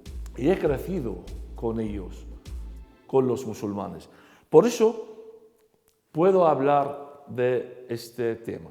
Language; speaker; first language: Spanish; non-native, fluent; Arabic